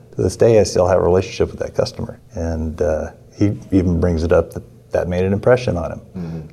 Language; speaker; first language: English; native; English